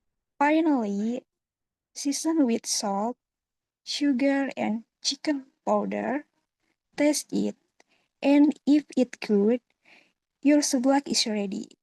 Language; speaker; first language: English; non-native, learner; Indonesian